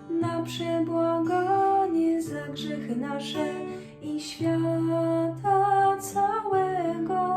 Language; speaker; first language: Polish; native; Polish